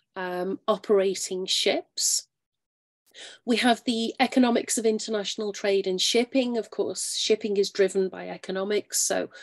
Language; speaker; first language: English; native; English